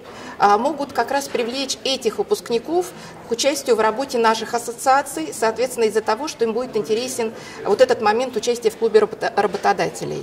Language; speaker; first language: Russian; native; Russian